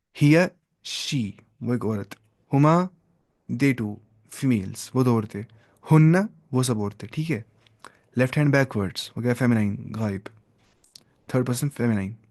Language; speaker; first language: Urdu; native; Urdu